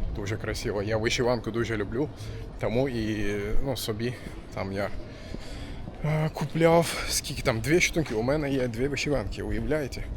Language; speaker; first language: Ukrainian; non-native, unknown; Turkish